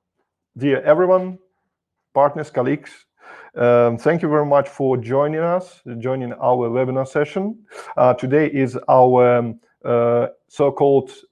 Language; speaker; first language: English; non-native, fluent; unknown